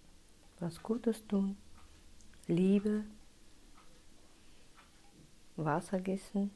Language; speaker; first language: German; non-native, learner; Russian